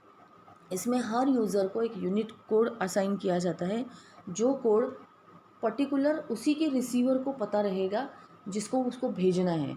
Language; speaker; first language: Hindi; non-native, local second language; Marathi